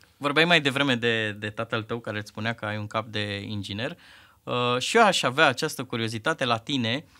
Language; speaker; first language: Romanian; native; Romanian